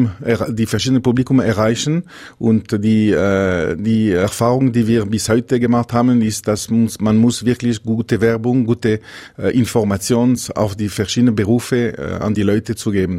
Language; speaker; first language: German; non-native, local second language; French